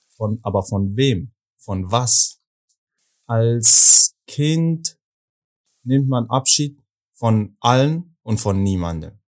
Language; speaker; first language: German; non-native, fluent; Persian